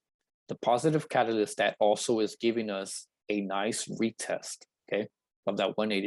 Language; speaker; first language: English; native; English